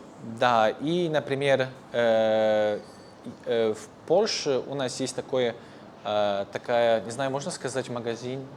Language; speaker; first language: Russian; non-native, fluent; Polish